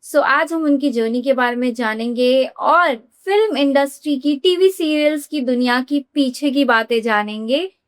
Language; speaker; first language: Hindi; native; Hindi